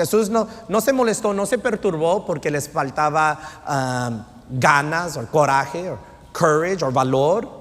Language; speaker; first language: Spanish; non-native, fluent; English